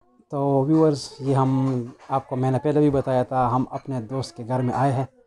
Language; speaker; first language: Urdu; non-native, fluent; Pashto